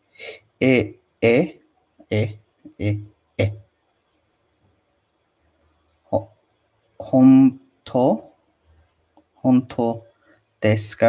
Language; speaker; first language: Japanese; non-native, learner; English